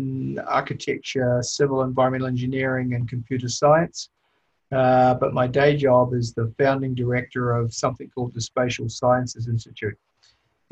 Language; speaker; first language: English; native; English